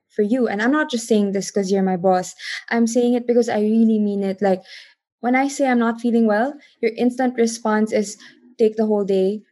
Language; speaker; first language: English; non-native, local second language; Filipino